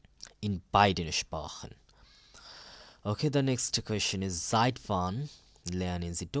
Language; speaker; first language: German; non-native, learner; Bangla